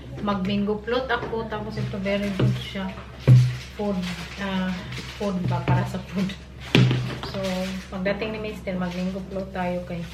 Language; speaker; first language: Filipino; non-native, local second language; Cebuano